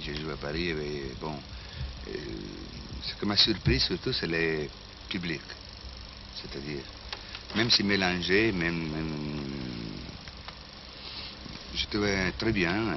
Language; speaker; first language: French; non-native, fluent; Italian